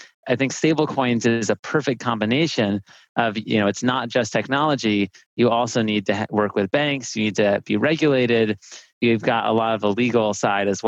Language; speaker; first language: English; native; English